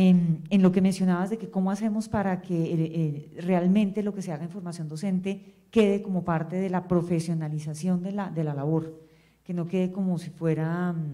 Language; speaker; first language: Spanish; native; Spanish